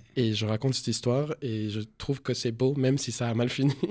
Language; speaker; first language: French; non-native, fluent; Spanish